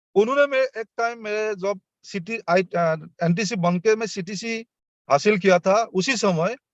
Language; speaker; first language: Hindi; non-native, local second language; Assamese